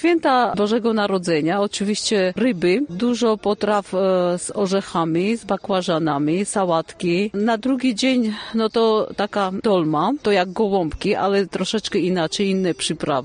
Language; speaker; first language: Polish; non-native, fluent; Armenian